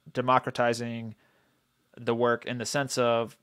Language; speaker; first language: English; native; English